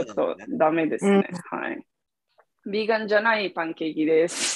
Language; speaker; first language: Japanese; non-native, fluent; Italian